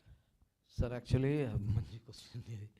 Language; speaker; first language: Telugu; non-native, local second language; Malayalam